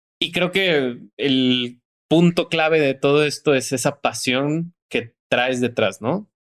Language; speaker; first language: Spanish; native; Spanish